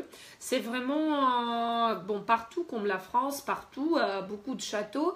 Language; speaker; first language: French; non-native, fluent; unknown